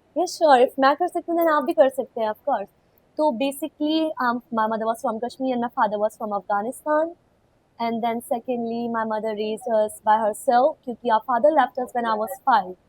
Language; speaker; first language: Hindi; non-native, local second language; Kashmiri